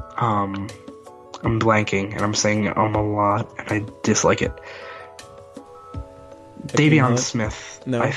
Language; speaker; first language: English; native; English